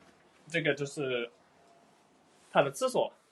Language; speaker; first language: Chinese; early bilingual, heritage; Chinese